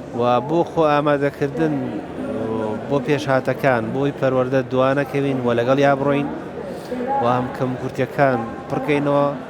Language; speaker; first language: Central Kurdish; native; Central Kurdish